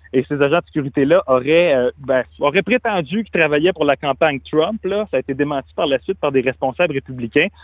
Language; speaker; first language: French; native; French